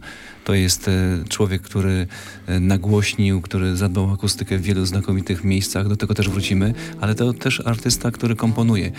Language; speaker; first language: Polish; native; Polish